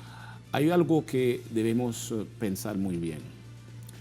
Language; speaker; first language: Spanish; non-native, fluent; Haitian Creole